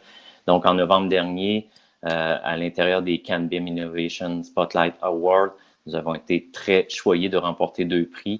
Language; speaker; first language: French; native; French